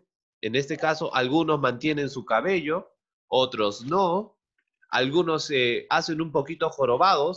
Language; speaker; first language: Spanish; native; Spanish